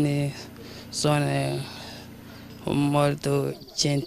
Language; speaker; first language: Italian; non-native, learner; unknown